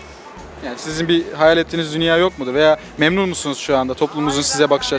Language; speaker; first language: Turkish; native; Turkish